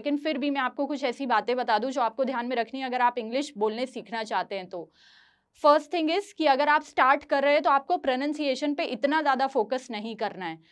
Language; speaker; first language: Hindi; native; Hindi